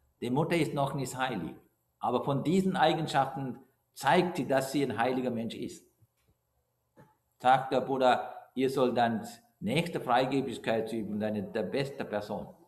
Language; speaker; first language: German; non-native, fluent; Sinhala